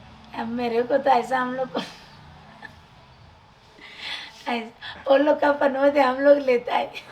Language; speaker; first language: Hindi; non-native, local second language; Marathi